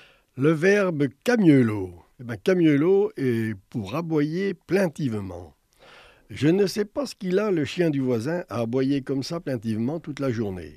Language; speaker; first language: French; native; French